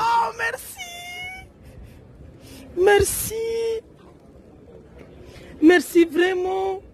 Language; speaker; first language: French; non-native, learner; Romanian